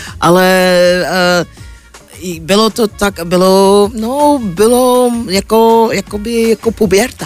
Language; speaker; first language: Czech; non-native, fluent; English